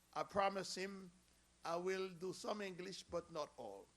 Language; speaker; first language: English; non-native, learner; Haitian Creole